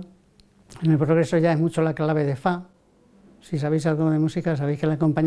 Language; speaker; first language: Spanish; native; Spanish